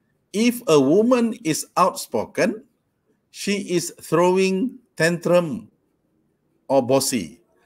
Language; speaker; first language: English; non-native, local second language; Malay